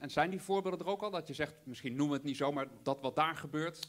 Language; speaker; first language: Dutch; native; Dutch